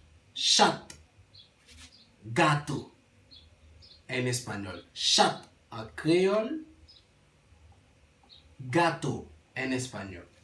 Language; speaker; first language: Spanish; non-native, learner; Haitian Creole